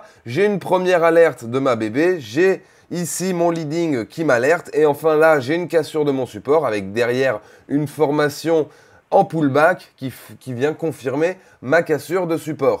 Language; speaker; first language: French; native; French